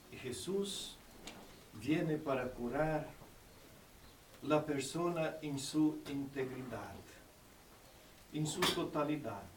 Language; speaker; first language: Spanish; non-native, fluent; Portuguese